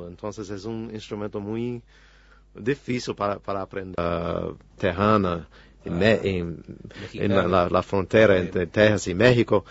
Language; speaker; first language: Spanish; non-native, fluent; English